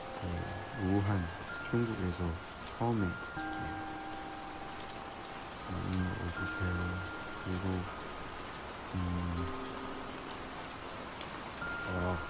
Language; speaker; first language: Korean; non-native, learner; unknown